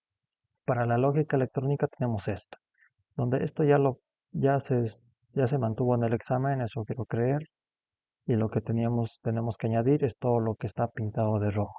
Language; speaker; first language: Spanish; native; Spanish